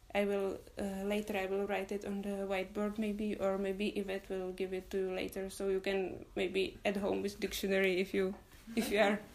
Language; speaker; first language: English; non-native, fluent; Czech